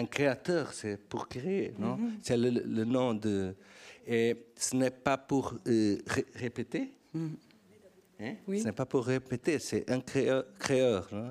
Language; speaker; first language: French; non-native, learner; Portuguese